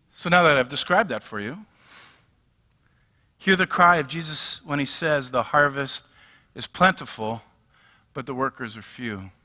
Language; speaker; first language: English; native; English